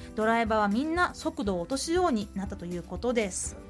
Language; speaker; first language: Japanese; native; Japanese